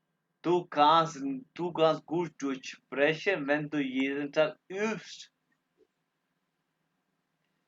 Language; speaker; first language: German; non-native, fluent; Urdu